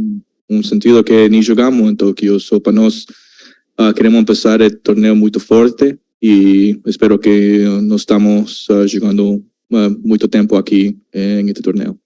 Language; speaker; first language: Portuguese; non-native, learner; English